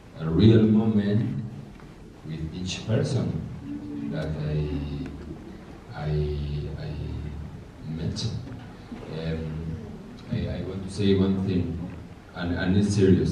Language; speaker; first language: English; non-native, learner; Spanish